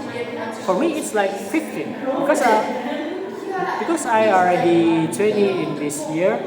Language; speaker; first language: English; non-native, learner; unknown